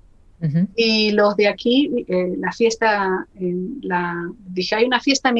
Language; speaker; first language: Spanish; native; Spanish